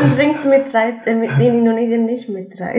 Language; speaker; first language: German; non-native, fluent; Indonesian